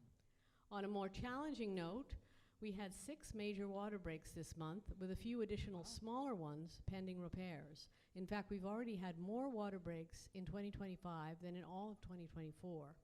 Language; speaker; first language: English; native; English